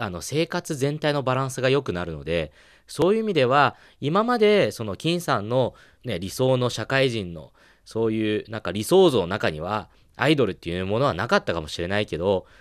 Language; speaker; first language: Japanese; non-native, fluent; Chinese